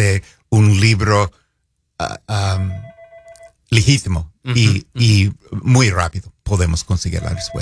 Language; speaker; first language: Spanish; non-native, fluent; English